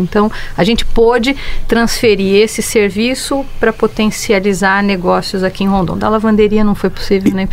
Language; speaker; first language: Portuguese; native; Portuguese